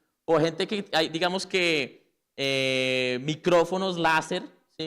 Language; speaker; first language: Spanish; native; Spanish